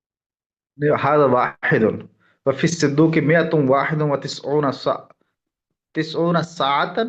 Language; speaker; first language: Arabic; non-native, learner; Urdu